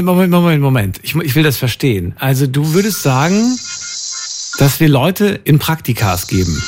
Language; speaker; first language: German; native; German